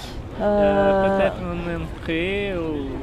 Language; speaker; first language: French; non-native, learner; Portuguese